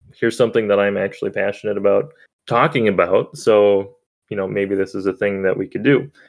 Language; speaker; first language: English; native; English